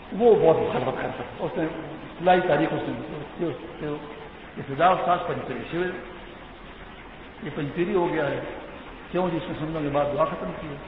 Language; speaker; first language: Urdu; non-native, local second language; Pashto